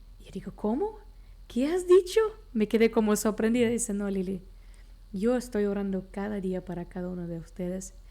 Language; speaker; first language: Spanish; non-native, local second language; Plautdietsch